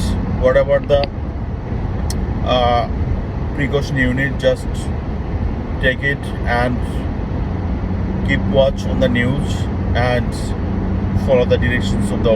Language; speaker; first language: English; non-native, local second language; Bangla